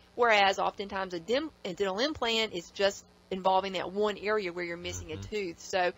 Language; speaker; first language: English; native; English